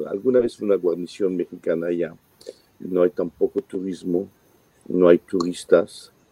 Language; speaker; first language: Spanish; non-native, fluent; French